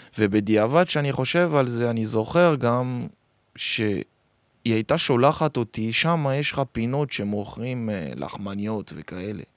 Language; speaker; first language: Hebrew; early bilingual, other home language; French